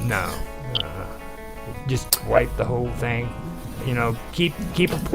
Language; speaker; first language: English; native; English